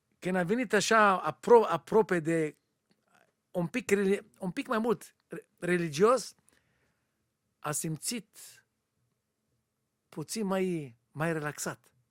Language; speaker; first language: Romanian; non-native, learner; Hebrew